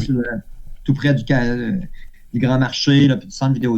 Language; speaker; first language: French; native; French